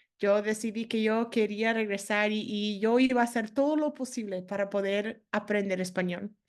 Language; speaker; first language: Spanish; non-native, fluent; English